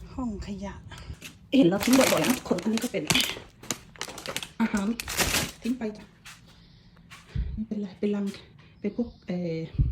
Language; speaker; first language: Thai; native; Thai